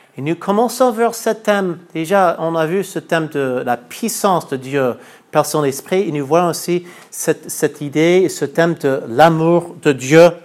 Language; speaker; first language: French; non-native, fluent; English